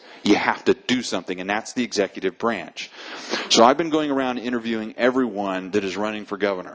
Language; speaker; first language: English; native; English